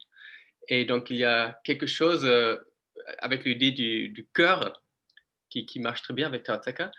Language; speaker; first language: French; non-native, fluent; English